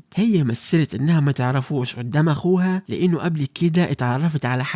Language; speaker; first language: Arabic; native; Arabic